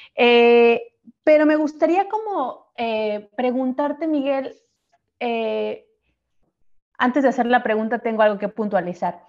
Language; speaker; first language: Spanish; native; Spanish